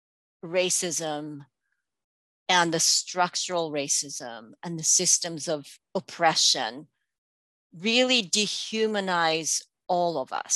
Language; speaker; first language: English; non-native, fluent; Japanese